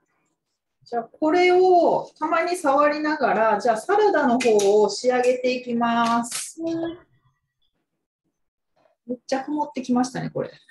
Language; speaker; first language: Japanese; native; Japanese